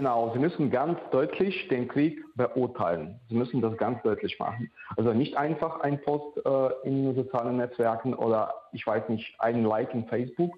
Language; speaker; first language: German; non-native, fluent; Russian